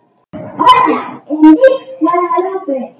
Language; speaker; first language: Catalan; non-native, learner; Spanish